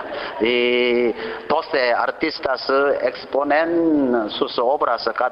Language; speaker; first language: Spanish; non-native, learner; Korean